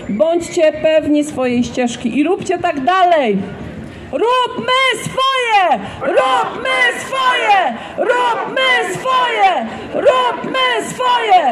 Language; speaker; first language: Polish; native; Polish